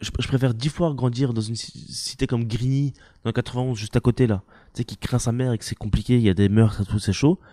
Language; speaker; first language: French; early bilingual, other home language; Arabic